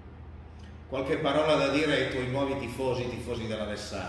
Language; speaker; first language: Italian; native; Italian